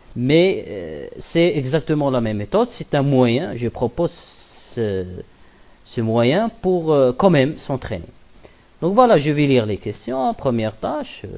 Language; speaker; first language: French; non-native, local second language; Arabic